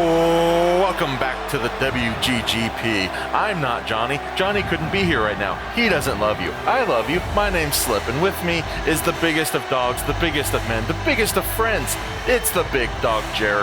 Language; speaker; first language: English; native; English